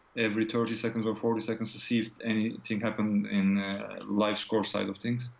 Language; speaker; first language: English; non-native, fluent; Turkish